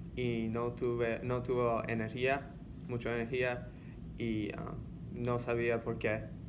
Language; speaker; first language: Spanish; non-native, learner; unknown